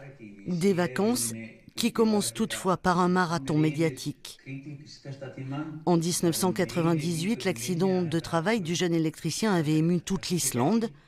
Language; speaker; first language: French; native; French